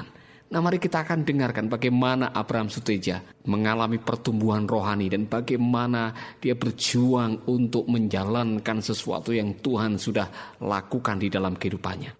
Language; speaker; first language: Indonesian; native; Indonesian